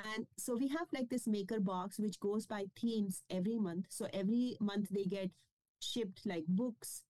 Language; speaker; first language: English; non-native, local second language; Kashmiri